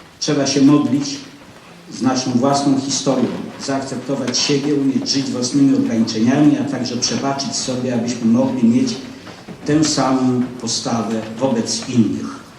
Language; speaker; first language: Polish; native; Polish